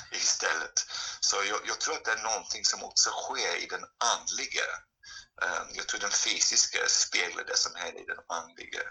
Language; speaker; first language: Swedish; non-native, fluent; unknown